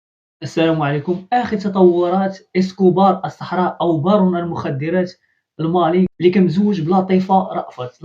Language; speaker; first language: Arabic; native; Arabic